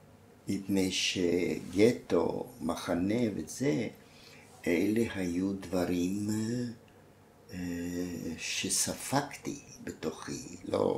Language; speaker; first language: Hebrew; non-native, fluent; German